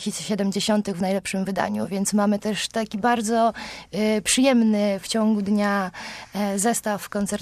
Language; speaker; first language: Polish; native; Polish